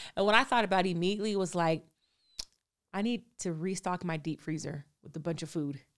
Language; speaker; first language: English; native; English